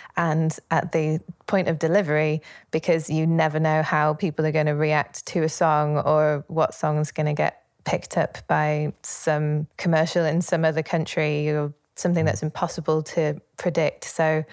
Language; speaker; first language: English; native; English